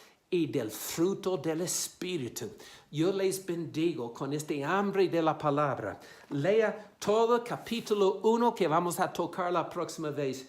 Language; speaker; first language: Spanish; non-native, fluent; English